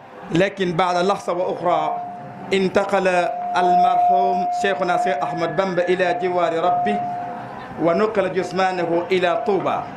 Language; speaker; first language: Arabic; non-native, fluent; Wolof